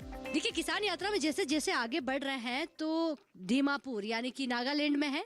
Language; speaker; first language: Hindi; native; Hindi